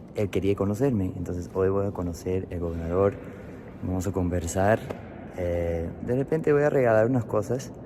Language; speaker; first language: Spanish; non-native, fluent; English